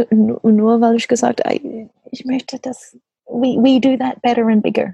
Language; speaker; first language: German; non-native, learner; English